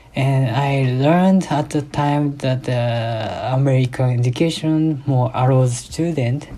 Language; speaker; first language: English; non-native, fluent; Japanese